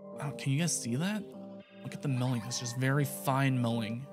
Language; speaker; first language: English; native; English